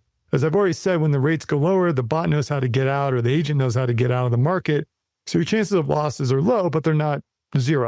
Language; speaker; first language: English; native; English